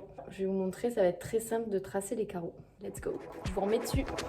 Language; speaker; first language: French; native; French